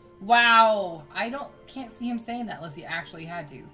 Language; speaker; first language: English; native; English